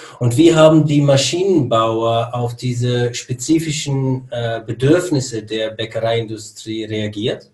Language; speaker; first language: German; native; German